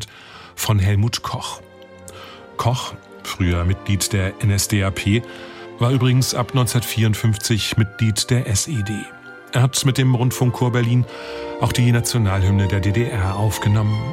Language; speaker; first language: German; native; German